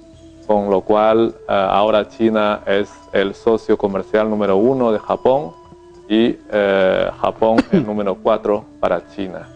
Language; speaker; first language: Spanish; non-native, fluent; Chinese